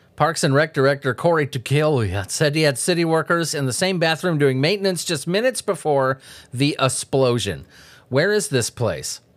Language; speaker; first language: English; native; English